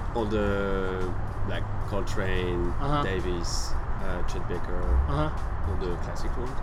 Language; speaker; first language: English; non-native, fluent; French